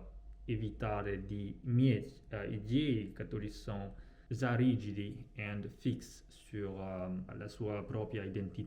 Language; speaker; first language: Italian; non-native, fluent; Japanese